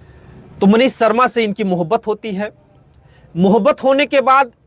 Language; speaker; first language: Hindi; native; Hindi